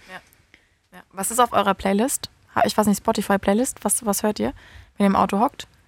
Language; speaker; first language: German; native; German